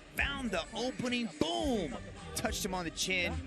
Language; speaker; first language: English; native; English